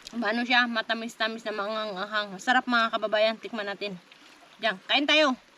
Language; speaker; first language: Filipino; native; Filipino